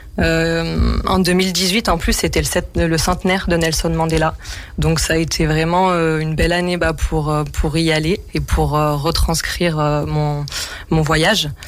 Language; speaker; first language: French; native; French